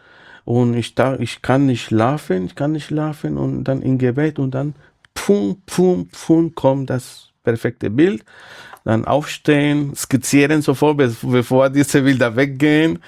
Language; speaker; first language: German; non-native, fluent; Spanish